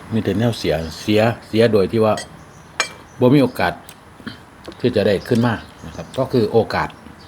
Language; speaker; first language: Thai; native; Thai